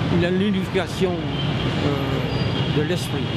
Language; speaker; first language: French; non-native, local second language; Vietnamese